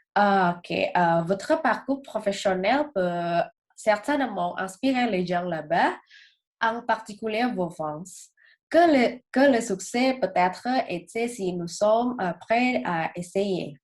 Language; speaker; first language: French; non-native, learner; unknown